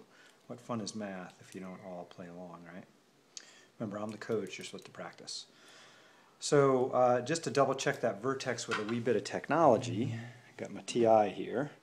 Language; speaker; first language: English; native; English